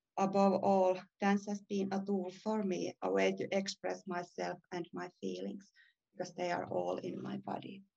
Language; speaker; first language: English; non-native, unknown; Finnish